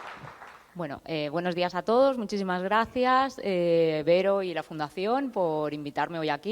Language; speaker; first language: Spanish; native; Spanish